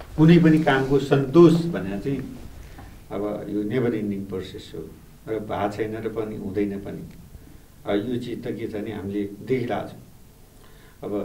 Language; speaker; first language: Nepali; native; Nepali